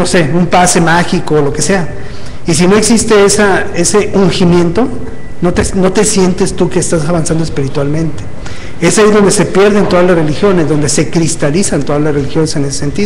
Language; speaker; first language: Spanish; native; Spanish